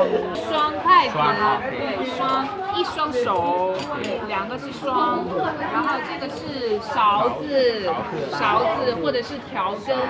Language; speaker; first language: Chinese; non-native, fluent; Hmong